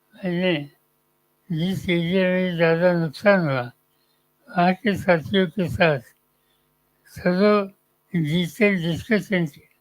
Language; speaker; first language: Hindi; non-native, local second language; Marathi